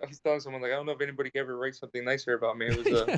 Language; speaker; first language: English; native; English